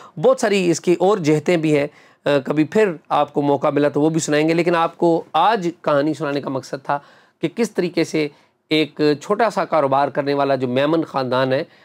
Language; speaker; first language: Urdu; native; Urdu